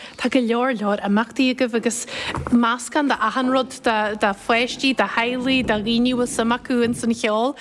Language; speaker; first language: Irish; native; Irish